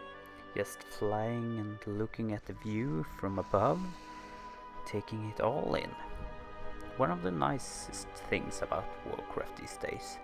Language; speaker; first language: English; non-native, fluent; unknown